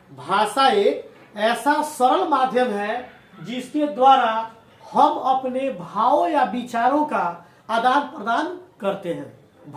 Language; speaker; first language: Hindi; native; Hindi